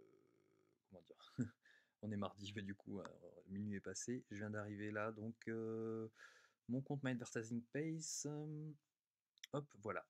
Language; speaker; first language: French; native; French